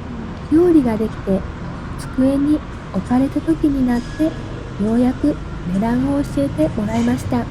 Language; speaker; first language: Japanese; non-native, fluent; Vietnamese